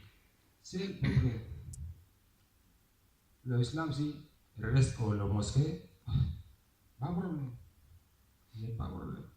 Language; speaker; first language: French; non-native, learner; Arabic